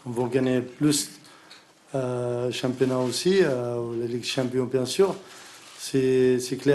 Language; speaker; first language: French; non-native, learner; Arabic